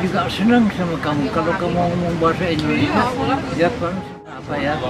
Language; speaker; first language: Indonesian; non-native, learner; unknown